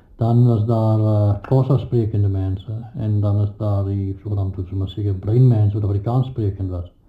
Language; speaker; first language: Afrikaans; native; Afrikaans